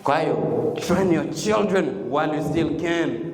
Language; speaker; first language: English; non-native, local second language; Swahili